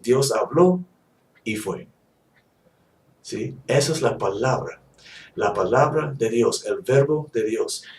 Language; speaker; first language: Spanish; non-native, fluent; English